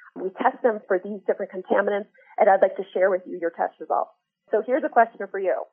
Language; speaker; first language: English; native; English